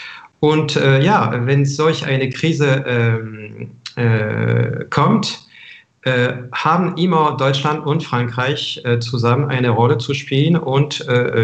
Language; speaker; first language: German; non-native, fluent; French